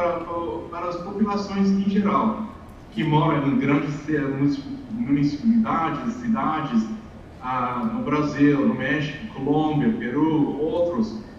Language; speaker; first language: Portuguese; non-native, fluent; English